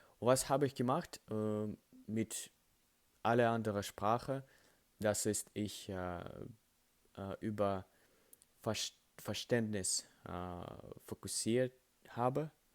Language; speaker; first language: German; non-native, learner; Russian